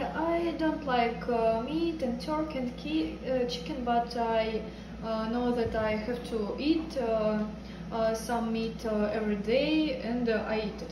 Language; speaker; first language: English; non-native, learner; Russian